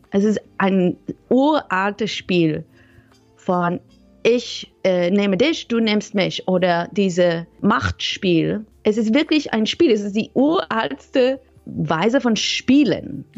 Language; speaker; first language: German; non-native, fluent; Hebrew